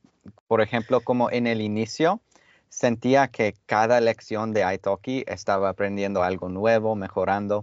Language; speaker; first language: Spanish; non-native, fluent; English